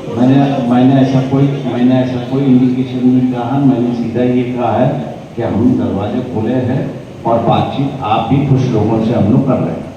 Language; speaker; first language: Hindi; non-native, local second language; Marathi